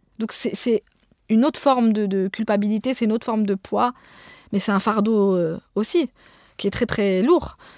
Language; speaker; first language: French; early bilingual, other home language; Arabic